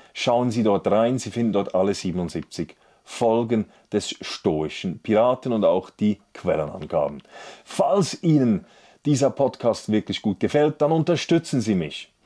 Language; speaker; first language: German; native; German